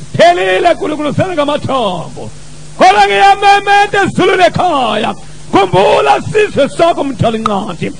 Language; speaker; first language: Zulu; non-native, local second language; Tsonga